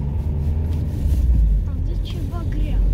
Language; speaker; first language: Romanian; early bilingual, heritage; Romanian